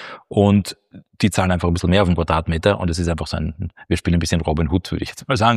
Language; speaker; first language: German; native; German